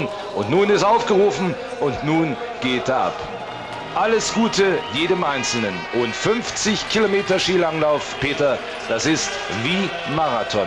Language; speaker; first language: German; native; German